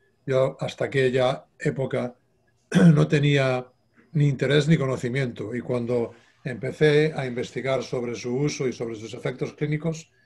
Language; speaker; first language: Spanish; native; Spanish